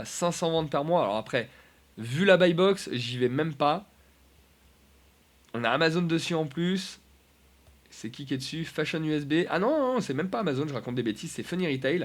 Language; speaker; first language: French; native; French